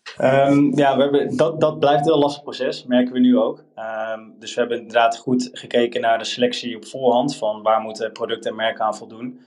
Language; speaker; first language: Dutch; native; Dutch